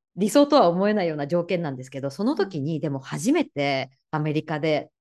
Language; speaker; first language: Japanese; native; Japanese